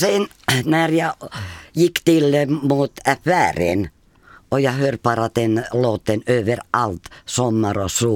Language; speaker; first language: Swedish; non-native, fluent; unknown